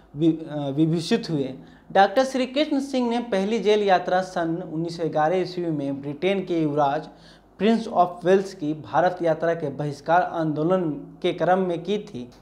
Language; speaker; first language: Hindi; native; Hindi